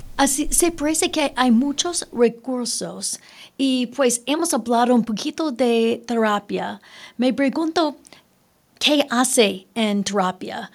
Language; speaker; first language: Spanish; early bilingual, heritage; Spanish